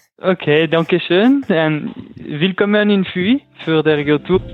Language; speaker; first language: German; non-native, local second language; French